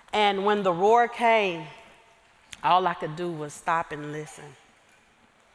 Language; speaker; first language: English; native; English